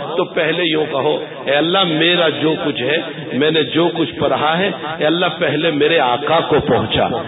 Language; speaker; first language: Urdu; non-native, local second language; Gujarati